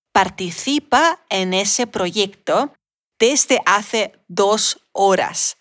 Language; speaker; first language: Spanish; non-native, fluent; Russian